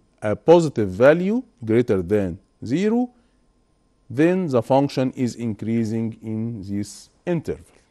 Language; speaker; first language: English; non-native, fluent; Arabic